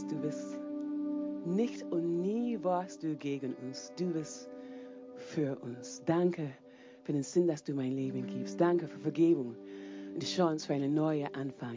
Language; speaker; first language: German; non-native, fluent; English